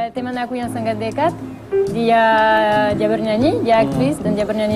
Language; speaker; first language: Indonesian; non-native, learner; French